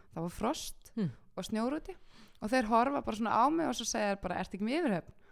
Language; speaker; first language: Icelandic; early bilingual, heritage; Icelandic